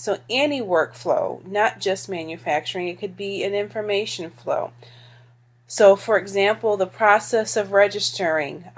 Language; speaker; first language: English; native; English